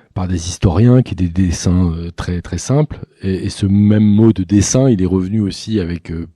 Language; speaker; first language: French; native; French